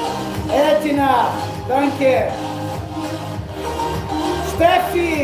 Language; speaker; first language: German; non-native, learner; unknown